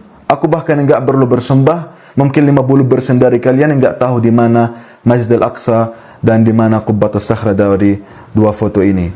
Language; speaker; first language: Indonesian; non-native, fluent; Arabic